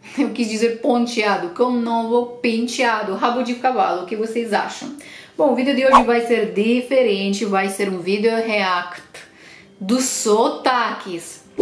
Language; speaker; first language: Portuguese; non-native, fluent; Romanian